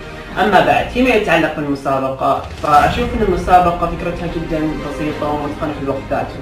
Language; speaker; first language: Arabic; native; Arabic